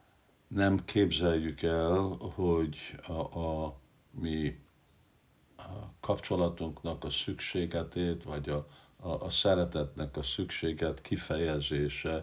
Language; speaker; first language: Hungarian; non-native, fluent; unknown